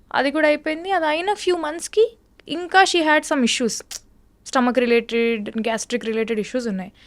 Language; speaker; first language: Telugu; native; Telugu